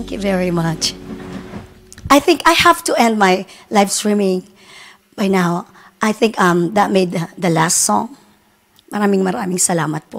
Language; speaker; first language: English; non-native, local second language; Filipino